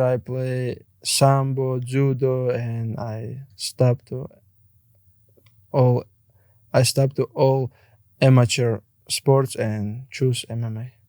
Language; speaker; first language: English; non-native, learner; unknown